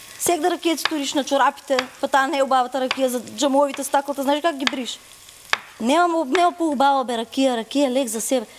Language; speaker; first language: Macedonian; native; Macedonian